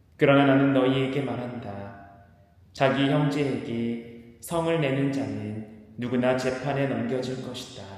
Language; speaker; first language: Korean; native; Korean